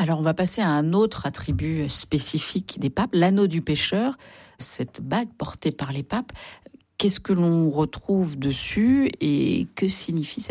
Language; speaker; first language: French; native; French